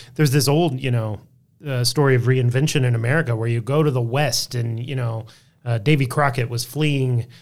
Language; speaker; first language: English; native; English